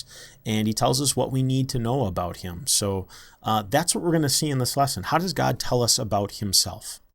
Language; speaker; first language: English; native; English